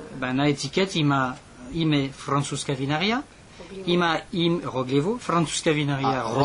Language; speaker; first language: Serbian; non-native, learner; French